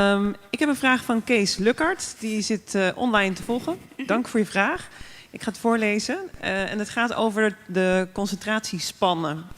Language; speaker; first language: Dutch; native; Dutch